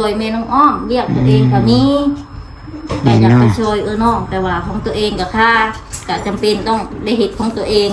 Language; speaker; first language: Thai; non-native, local second language; Lao